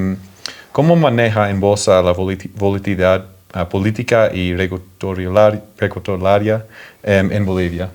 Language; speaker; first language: Spanish; non-native, fluent; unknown